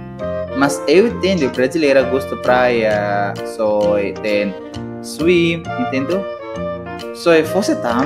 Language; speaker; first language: Portuguese; non-native, learner; Indonesian